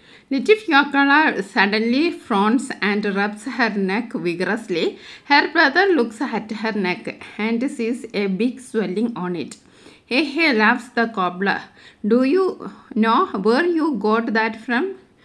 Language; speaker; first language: English; non-native, local second language; Malayalam